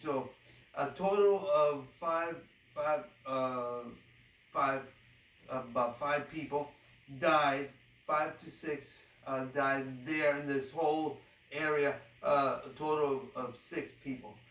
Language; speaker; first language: English; early bilingual, other home language; Spanish